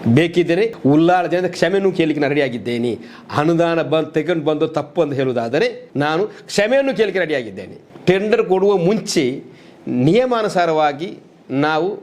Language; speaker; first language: Kannada; non-native, local second language; Badaga